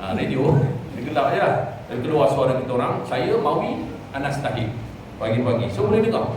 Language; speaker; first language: Malay; native; Malay